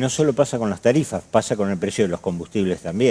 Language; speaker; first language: Spanish; native; Spanish